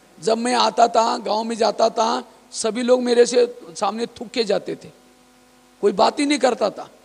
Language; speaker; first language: Hindi; non-native, local second language; Marathi